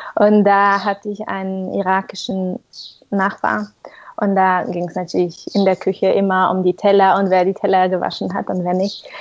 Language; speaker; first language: German; non-native, fluent; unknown